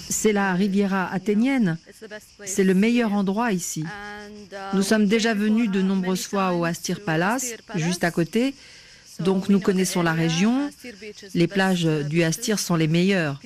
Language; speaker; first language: French; non-native, fluent; Arabic